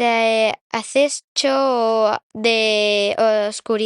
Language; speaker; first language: Spanish; native; Spanish